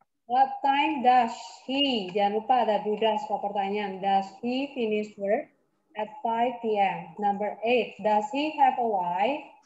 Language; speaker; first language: English; non-native, fluent; Indonesian